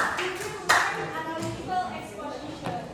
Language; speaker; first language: English; non-native, learner; Indonesian